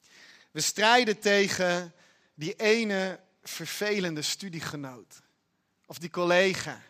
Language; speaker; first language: Dutch; native; Dutch